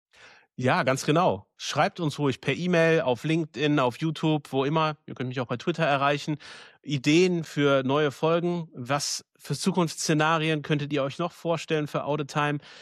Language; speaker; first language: German; native; German